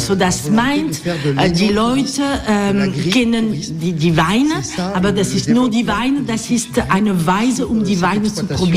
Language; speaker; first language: German; non-native, learner; French